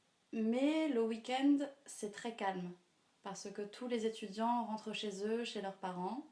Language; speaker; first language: French; native; French